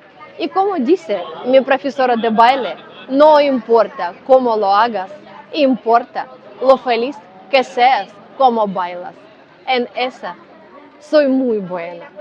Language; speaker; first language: Spanish; non-native, fluent; Ukrainian